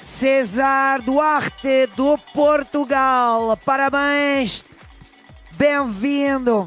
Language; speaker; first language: Portuguese; non-native, learner; French